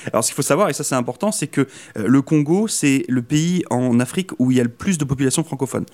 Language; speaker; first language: French; native; French